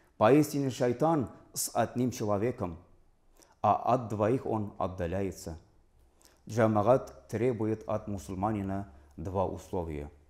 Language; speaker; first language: Russian; non-native, local second language; Tatar